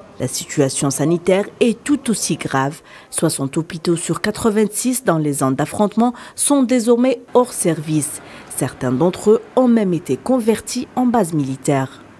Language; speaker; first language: French; non-native, local second language; Arabic